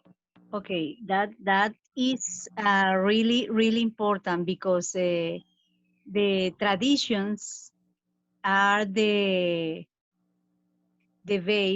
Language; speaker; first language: English; non-native, fluent; Spanish